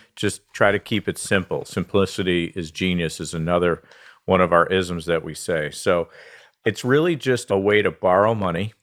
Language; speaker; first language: English; native; English